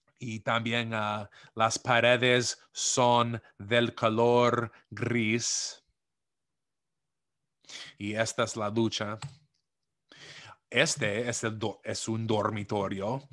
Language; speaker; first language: Spanish; non-native, fluent; English